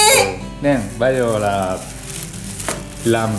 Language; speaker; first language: Vietnamese; non-native, learner; Japanese